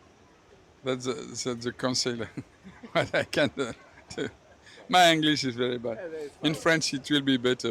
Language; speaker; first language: English; non-native, learner; French